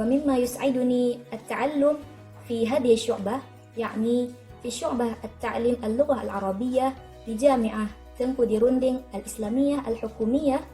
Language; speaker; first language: Arabic; non-native, learner; Indonesian